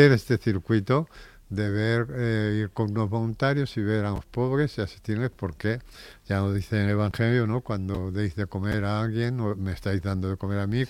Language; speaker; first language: Spanish; native; Spanish